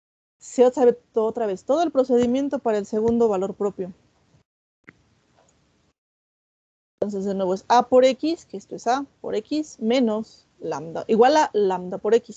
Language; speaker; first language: Spanish; native; Spanish